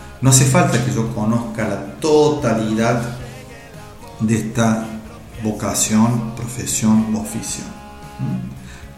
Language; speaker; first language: Spanish; native; Spanish